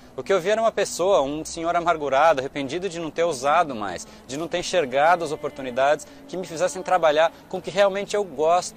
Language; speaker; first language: Portuguese; native; Portuguese